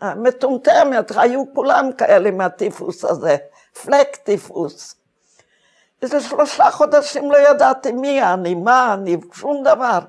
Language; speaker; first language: Hebrew; non-native, fluent; Hungarian